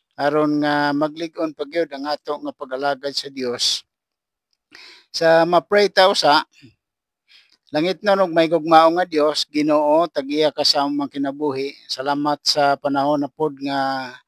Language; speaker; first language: Cebuano; non-native, local second language; Hiligaynon